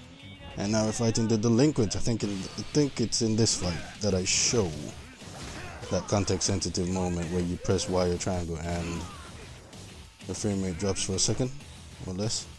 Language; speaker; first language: English; native; English